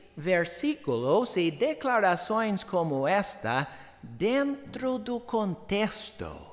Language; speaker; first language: Portuguese; non-native, fluent; English